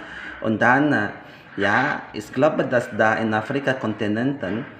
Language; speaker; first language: German; non-native, learner; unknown